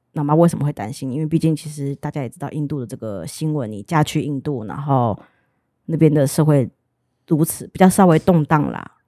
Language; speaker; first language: Chinese; native; Chinese